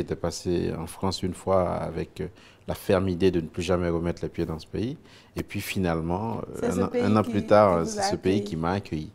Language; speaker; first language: French; non-native, local second language; Haitian Creole